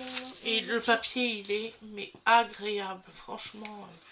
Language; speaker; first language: French; native; French